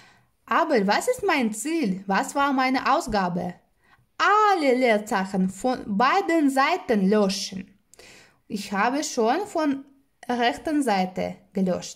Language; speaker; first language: German; non-native, fluent; Russian